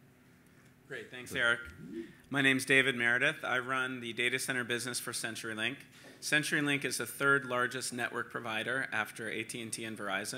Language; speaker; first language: English; native; English